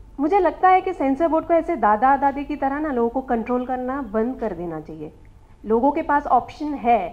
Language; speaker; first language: Hindi; native; Hindi